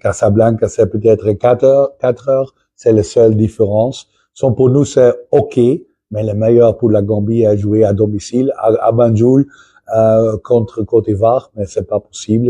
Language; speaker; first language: French; non-native, fluent; Dutch